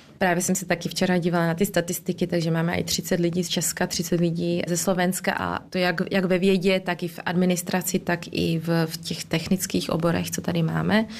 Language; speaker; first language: Czech; early bilingual, heritage; Czech